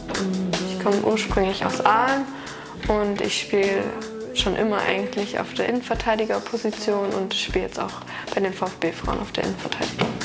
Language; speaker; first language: German; native; German